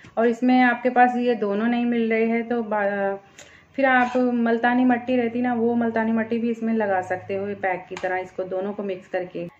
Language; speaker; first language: Hindi; non-native, local second language; Punjabi